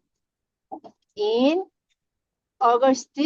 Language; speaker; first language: English; non-native, learner; Korean